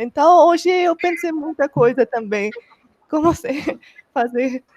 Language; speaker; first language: Portuguese; non-native, learner; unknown